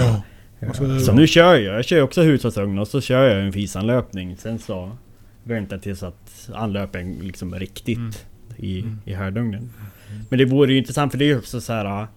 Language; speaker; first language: Swedish; native; Swedish